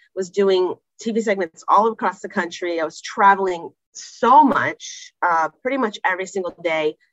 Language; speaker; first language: English; native; English